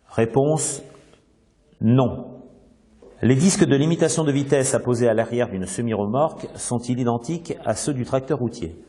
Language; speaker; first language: French; native; French